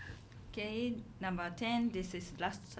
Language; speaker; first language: English; non-native, learner; Japanese